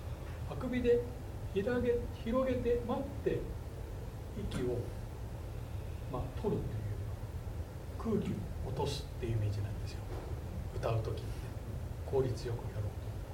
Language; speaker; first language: Japanese; native; Japanese